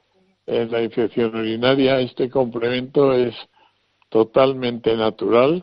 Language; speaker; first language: Spanish; native; Spanish